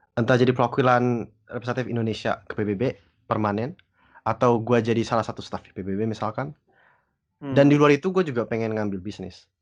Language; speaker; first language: Indonesian; early bilingual, other home language; English